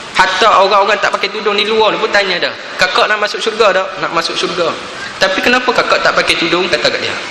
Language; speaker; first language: Malay; native; Malay